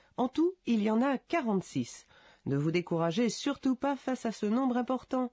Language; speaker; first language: French; native; French